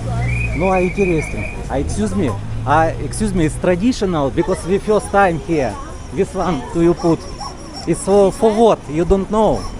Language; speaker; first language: English; non-native, learner; Russian